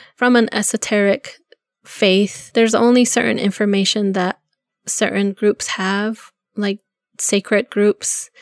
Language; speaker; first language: English; native; English